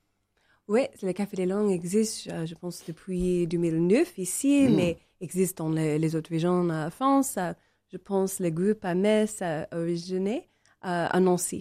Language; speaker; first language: French; non-native, learner; English